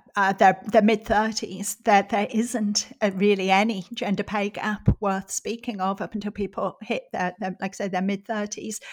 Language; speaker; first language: English; native; English